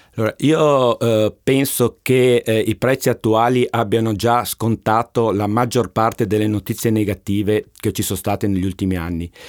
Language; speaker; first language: Italian; native; Italian